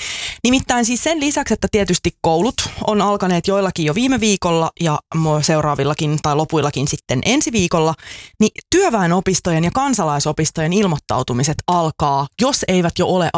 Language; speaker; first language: Finnish; native; Finnish